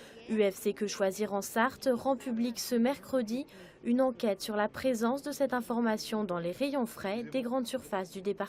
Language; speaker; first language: French; native; French